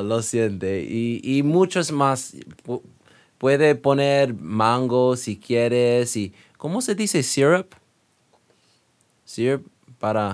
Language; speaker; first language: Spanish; non-native, learner; English